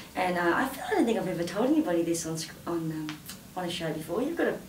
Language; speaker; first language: English; native; English